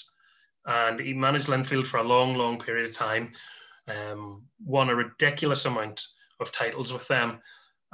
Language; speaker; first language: English; native; English